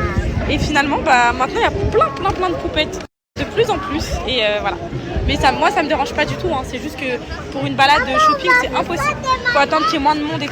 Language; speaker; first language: French; native; French